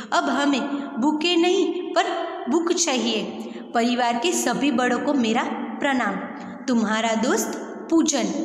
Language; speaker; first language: Hindi; non-native, local second language; Gujarati